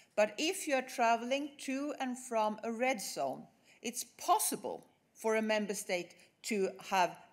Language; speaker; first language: English; non-native, fluent; Swedish